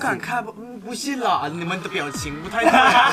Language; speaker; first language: Chinese; non-native, learner; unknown